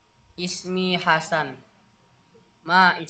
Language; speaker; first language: Arabic; non-native, learner; Indonesian